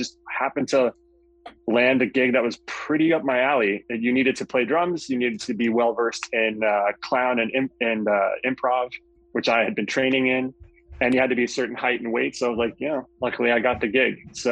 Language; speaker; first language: English; native; English